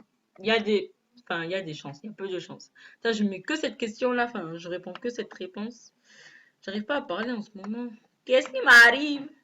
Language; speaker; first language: French; native; French